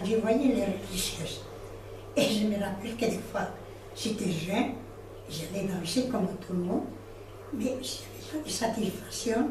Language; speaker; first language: French; non-native, fluent; Spanish